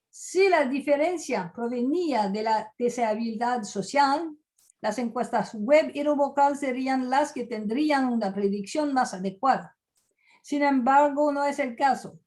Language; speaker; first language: Spanish; non-native, fluent; French